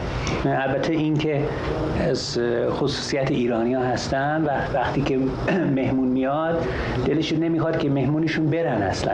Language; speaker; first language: Persian; non-native, fluent; English